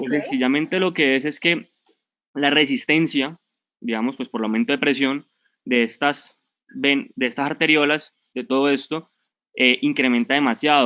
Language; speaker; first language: Spanish; native; Spanish